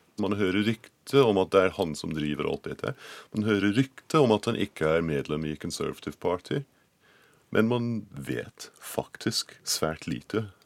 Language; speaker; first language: Norwegian; non-native, fluent; English